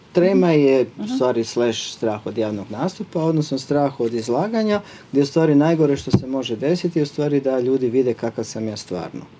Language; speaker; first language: Croatian; native; Croatian